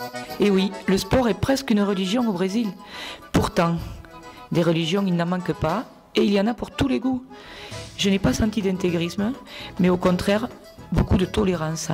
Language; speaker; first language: French; native; French